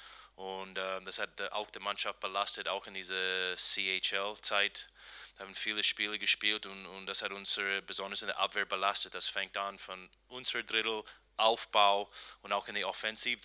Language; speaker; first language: German; non-native, learner; English